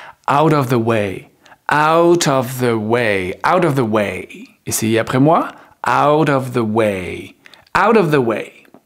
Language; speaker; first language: English; non-native, fluent; French